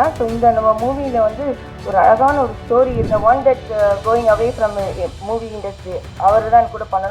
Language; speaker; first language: Tamil; early bilingual, heritage; Tamil